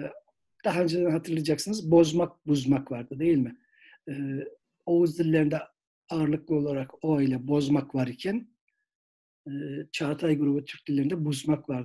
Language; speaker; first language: Turkish; native; Turkish